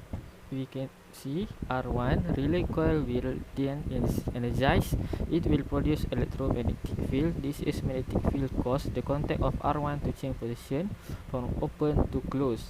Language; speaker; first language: English; non-native, local second language; Malay